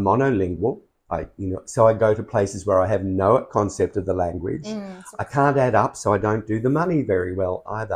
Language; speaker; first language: English; native; English